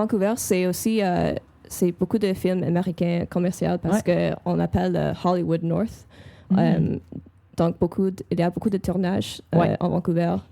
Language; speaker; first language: French; non-native, fluent; English